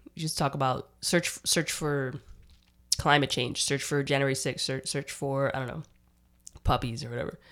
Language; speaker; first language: English; native; English